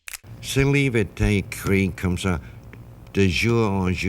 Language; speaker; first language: French; non-native, fluent; English